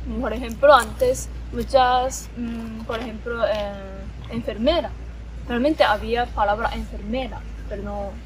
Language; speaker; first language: Spanish; non-native, learner; Japanese